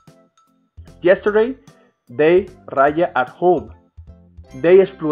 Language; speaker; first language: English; non-native, fluent; Spanish